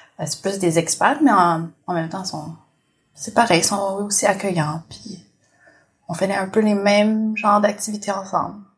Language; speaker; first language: French; early bilingual, other home language; Vietnamese